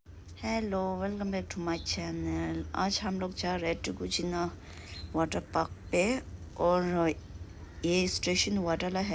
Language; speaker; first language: Hindi; non-native, fluent; Tibetan